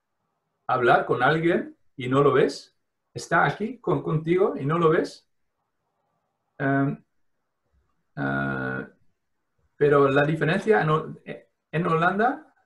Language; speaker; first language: Spanish; non-native, fluent; Dutch